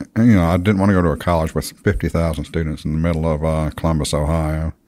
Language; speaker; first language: English; native; English